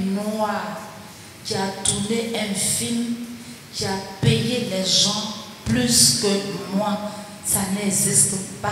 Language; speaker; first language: French; non-native, local second language; Baoulé